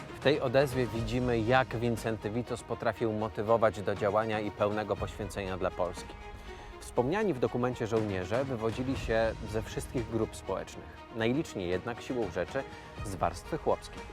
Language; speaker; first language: Polish; native; Polish